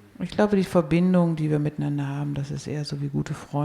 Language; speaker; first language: German; native; German